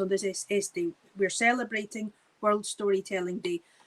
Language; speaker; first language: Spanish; non-native, fluent; English